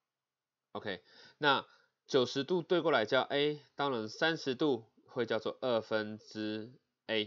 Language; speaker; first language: Chinese; native; Chinese